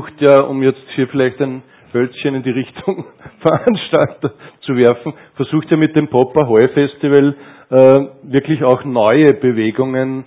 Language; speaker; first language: German; native; German